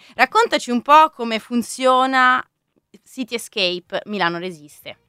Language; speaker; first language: Italian; native; Italian